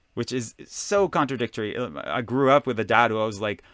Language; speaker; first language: English; non-native, fluent; Hebrew